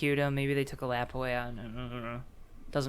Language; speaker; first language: English; native; English